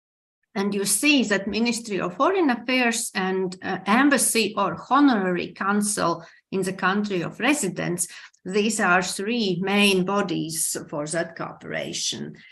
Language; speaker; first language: English; non-native, fluent; Latvian